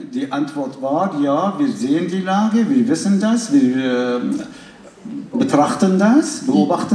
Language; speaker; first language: German; non-native, fluent; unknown